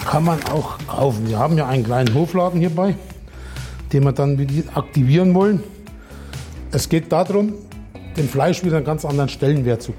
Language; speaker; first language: German; native; German